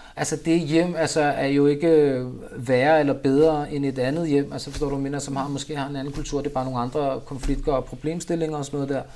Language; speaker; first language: Danish; early bilingual, other home language; Urdu